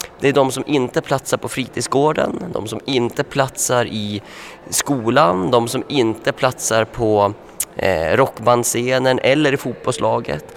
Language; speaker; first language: Swedish; native; Swedish